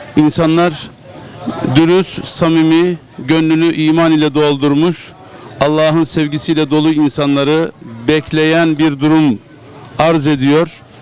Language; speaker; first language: Turkish; native; Turkish